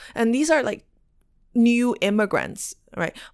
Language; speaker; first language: English; non-native, fluent; Chinese